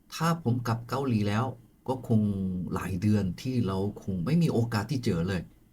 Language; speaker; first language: Thai; non-native, fluent; Korean